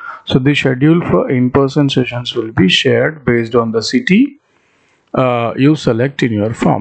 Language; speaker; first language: English; non-native, local second language; Telugu